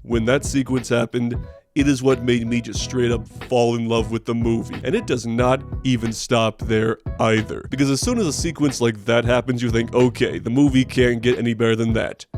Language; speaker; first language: English; native; English